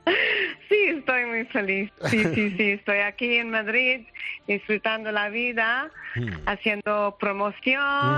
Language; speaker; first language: Spanish; non-native, learner; English